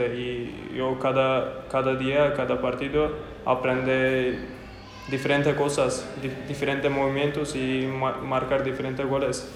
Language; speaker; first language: Spanish; non-native, learner; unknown